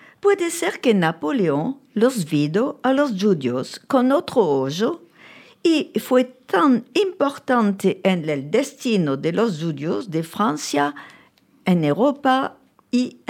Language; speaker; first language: Spanish; early bilingual, heritage; French